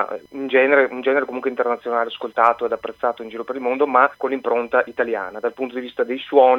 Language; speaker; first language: Italian; native; Italian